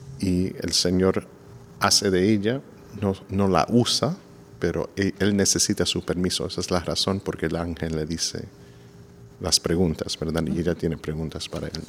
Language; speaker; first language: Spanish; non-native, fluent; English